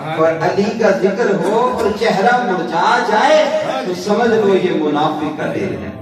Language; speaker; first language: Urdu; non-native, local second language; Punjabi